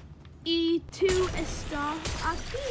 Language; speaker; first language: Spanish; non-native, learner; English